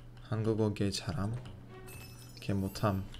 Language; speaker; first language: Korean; non-native, fluent; Russian